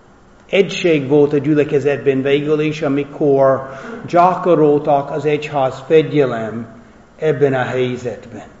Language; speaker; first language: Hungarian; non-native, fluent; English